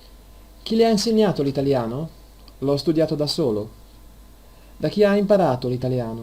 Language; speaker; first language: Italian; non-native, learner; English